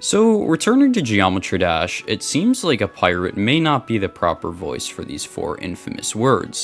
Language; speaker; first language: English; native; English